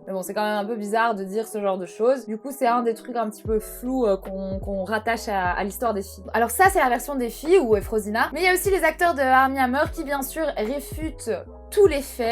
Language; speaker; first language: French; native; French